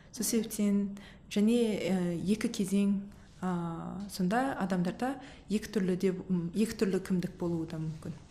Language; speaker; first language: Kazakh; early bilingual, heritage; Kazakh